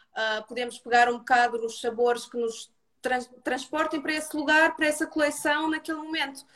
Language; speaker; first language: Portuguese; early bilingual, other home language; Russian